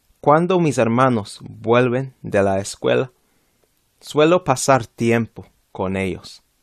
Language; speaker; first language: Spanish; non-native, fluent; English